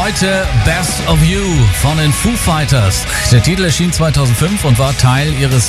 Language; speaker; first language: German; native; German